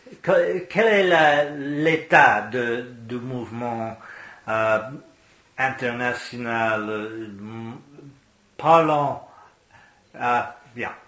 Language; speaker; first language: French; non-native, learner; English